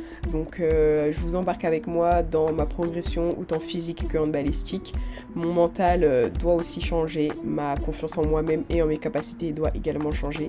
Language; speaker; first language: French; early bilingual, other home language; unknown